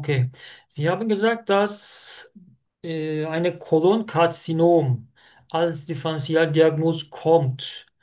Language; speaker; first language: German; non-native, fluent; Turkish